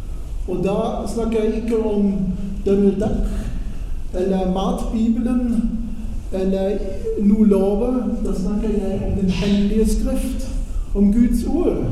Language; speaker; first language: Norwegian; non-native, fluent; German